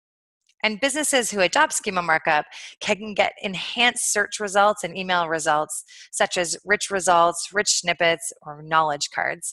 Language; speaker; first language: English; native; English